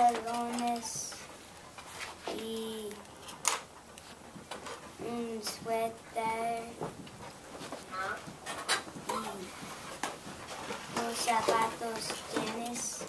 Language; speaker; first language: Spanish; non-native, learner; English